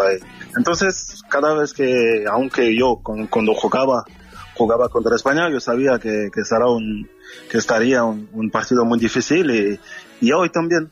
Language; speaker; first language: Spanish; non-native, learner; French